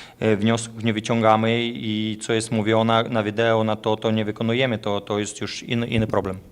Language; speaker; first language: Polish; non-native, fluent; Lithuanian